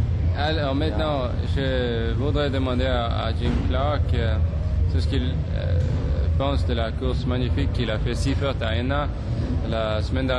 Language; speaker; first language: French; non-native, fluent; Swedish